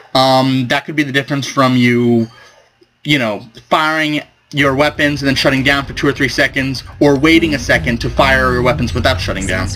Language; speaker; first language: English; native; English